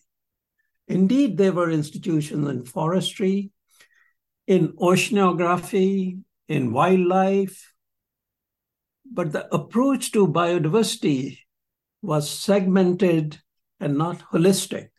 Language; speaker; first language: English; non-native, local second language; Punjabi